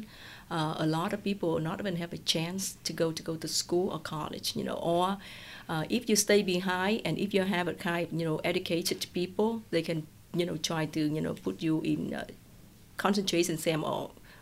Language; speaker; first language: English; non-native, fluent; Vietnamese